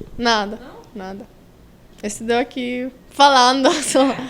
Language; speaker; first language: Portuguese; non-native, learner; Italian